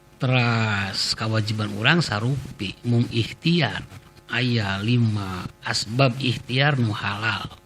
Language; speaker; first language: Sundanese; native; Sundanese